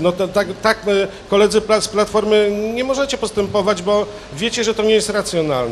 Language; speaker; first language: Polish; native; Polish